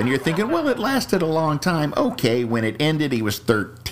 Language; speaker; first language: English; native; English